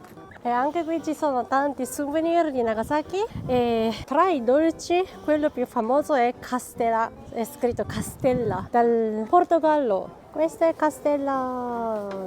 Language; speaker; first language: Italian; non-native, fluent; Japanese